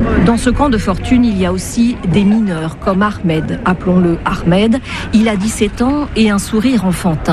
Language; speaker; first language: French; native; French